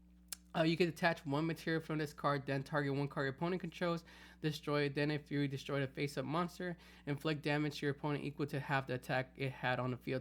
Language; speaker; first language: English; native; English